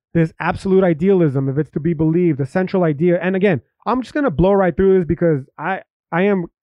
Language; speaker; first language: English; native; English